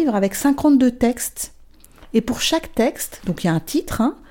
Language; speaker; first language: French; native; French